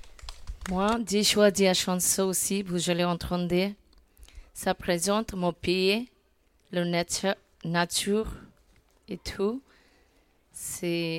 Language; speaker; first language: French; non-native, learner; Bangla